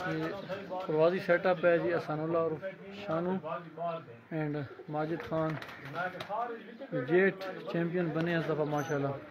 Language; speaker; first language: Hindi; non-native, local second language; Punjabi